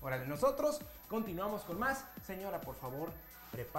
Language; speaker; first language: Spanish; native; Spanish